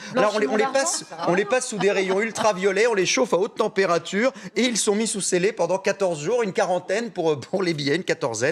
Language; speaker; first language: French; native; French